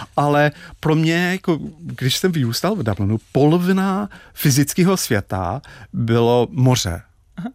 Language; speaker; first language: Czech; non-native, fluent; English